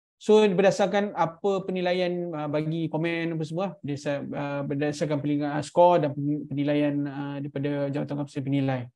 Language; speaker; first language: Malay; native; Malay